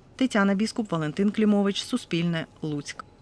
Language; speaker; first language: Ukrainian; native; Ukrainian